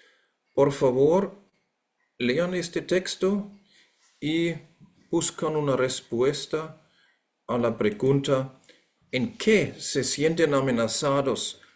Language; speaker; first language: Spanish; non-native, fluent; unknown